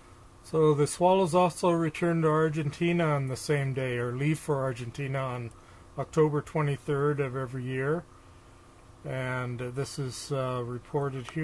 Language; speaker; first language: English; native; English